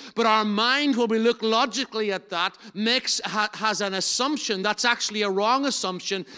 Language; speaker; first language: English; native; English